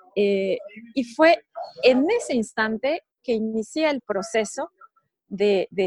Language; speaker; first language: Spanish; native; Spanish